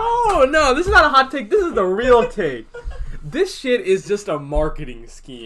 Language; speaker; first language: English; native; English